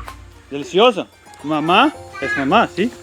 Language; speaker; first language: Spanish; non-native, learner; Serbian